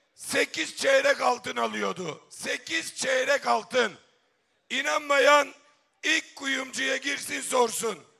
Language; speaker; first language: Turkish; native; Turkish